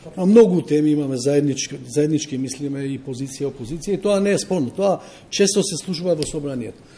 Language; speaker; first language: Macedonian; non-native, local second language; Albanian